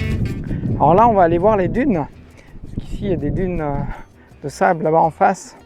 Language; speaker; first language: French; native; French